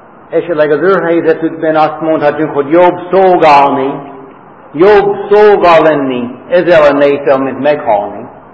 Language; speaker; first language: Hungarian; non-native, fluent; English